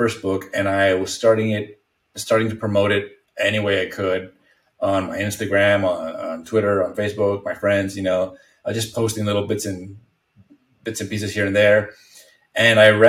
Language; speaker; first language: English; non-native, fluent; Spanish